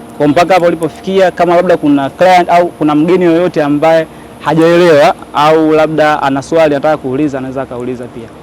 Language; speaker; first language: Swahili; native; Swahili